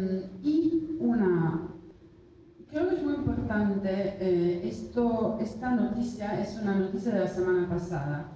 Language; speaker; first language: Spanish; non-native, fluent; Italian